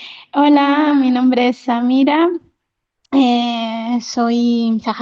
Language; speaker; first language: Spanish; non-native, fluent; Arabic